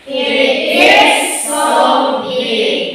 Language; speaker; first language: English; non-native, learner; Indonesian